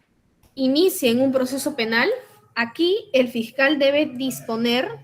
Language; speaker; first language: Spanish; native; Spanish